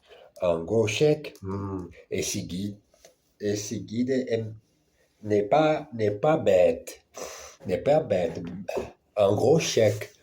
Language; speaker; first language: French; non-native, learner; Portuguese